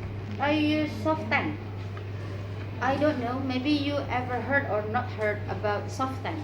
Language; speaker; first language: English; non-native, fluent; Indonesian